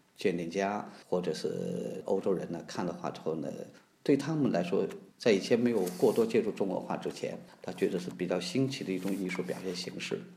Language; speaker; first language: Chinese; native; Chinese